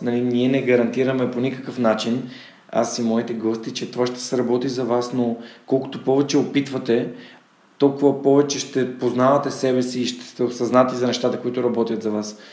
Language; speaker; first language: Bulgarian; native; Bulgarian